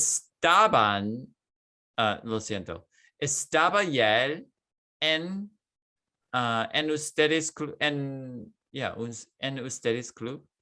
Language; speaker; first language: Spanish; non-native, fluent; English